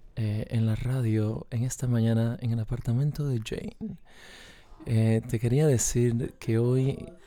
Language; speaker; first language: Spanish; early bilingual, other home language; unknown